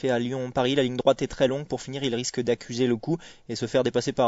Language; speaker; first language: French; native; French